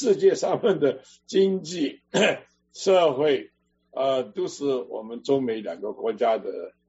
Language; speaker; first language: Chinese; native; Chinese